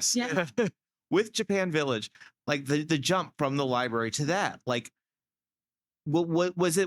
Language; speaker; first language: English; native; English